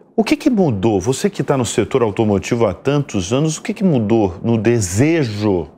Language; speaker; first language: Portuguese; native; Portuguese